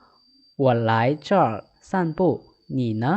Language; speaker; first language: Chinese; non-native, fluent; Lao